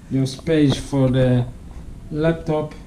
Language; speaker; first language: English; non-native, learner; Dutch